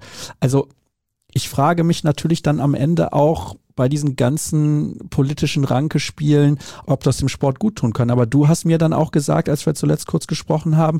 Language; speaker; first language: German; native; German